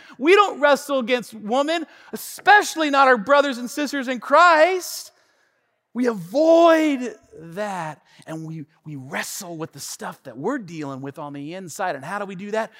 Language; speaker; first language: English; native; English